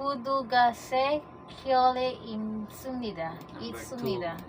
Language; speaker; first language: Korean; non-native, learner; Filipino